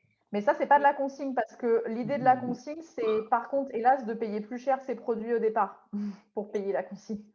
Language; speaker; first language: French; native; French